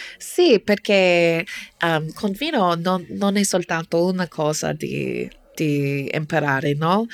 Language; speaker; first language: Italian; non-native, fluent; English